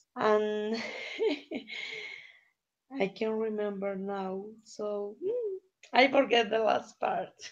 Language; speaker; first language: English; non-native, learner; Spanish